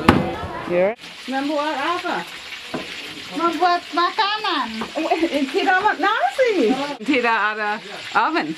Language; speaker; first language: Indonesian; non-native, learner; English